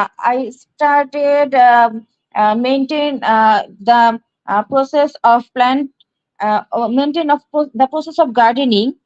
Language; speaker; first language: English; non-native, learner; Bangla